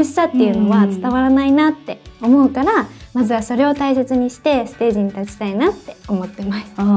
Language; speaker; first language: Japanese; native; Japanese